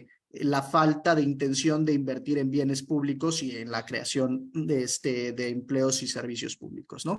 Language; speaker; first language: Spanish; native; Spanish